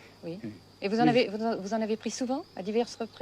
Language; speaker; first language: French; native; French